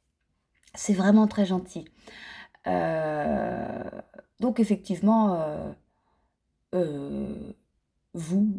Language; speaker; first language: French; native; French